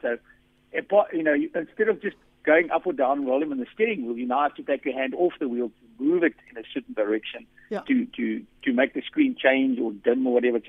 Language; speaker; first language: English; non-native, local second language; Afrikaans